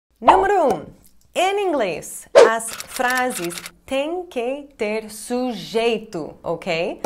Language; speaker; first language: Portuguese; non-native, fluent; English